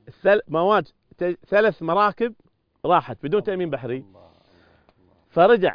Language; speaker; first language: Arabic; native; Arabic